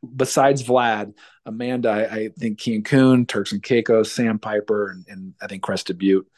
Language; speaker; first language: English; native; English